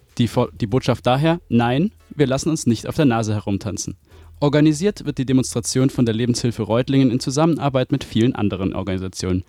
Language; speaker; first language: German; native; German